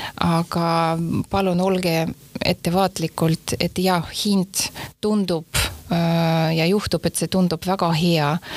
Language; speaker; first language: Estonian; non-native, local second language; Russian